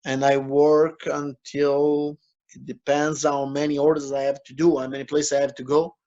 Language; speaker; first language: English; non-native, fluent; Italian